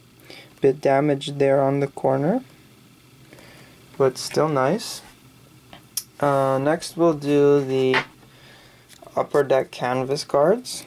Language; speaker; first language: English; native; English